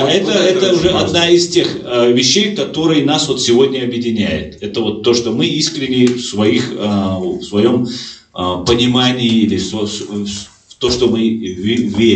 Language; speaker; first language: Russian; non-native, local second language; Chechen